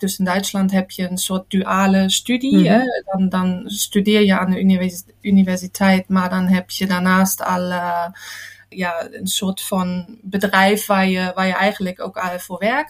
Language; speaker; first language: Dutch; non-native, fluent; German